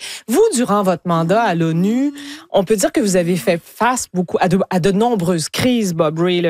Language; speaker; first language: French; native; French